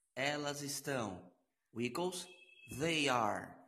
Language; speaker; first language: English; non-native, learner; Portuguese